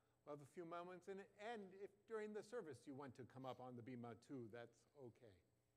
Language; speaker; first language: English; native; English